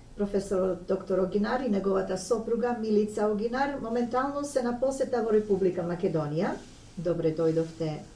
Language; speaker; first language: Macedonian; native; Macedonian